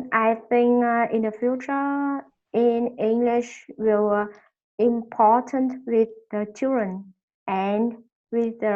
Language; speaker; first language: English; non-native, learner; Vietnamese